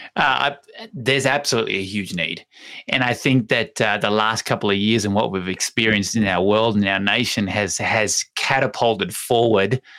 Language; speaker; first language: English; native; English